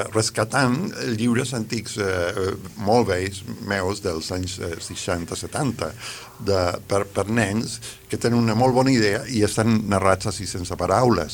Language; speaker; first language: Catalan; non-native, fluent; Spanish